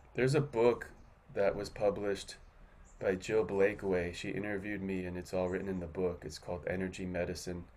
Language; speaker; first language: English; native; English